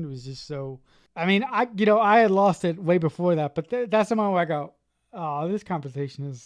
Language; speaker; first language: English; native; English